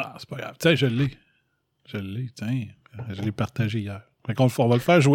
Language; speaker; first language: French; native; French